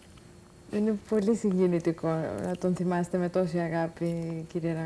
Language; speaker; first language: Greek; native; Greek